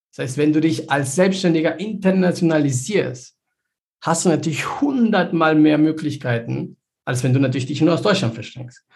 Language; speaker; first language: German; early bilingual, other home language; Spanish